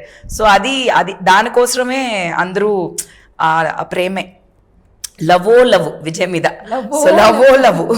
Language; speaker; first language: Telugu; non-native, local second language; Tamil